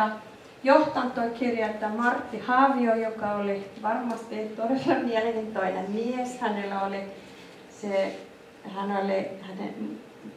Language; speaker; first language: Finnish; non-native, fluent; Icelandic